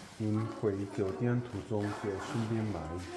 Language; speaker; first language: Chinese; non-native, learner; English